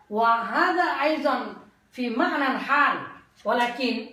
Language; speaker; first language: Arabic; non-native, fluent; Bangla